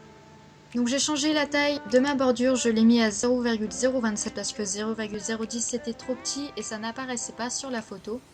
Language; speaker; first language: French; native; French